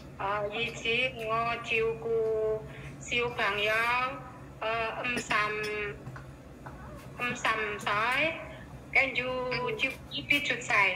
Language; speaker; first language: Cantonese; non-native, learner; Indonesian